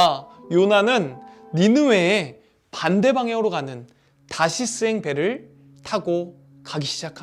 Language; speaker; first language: Korean; native; Korean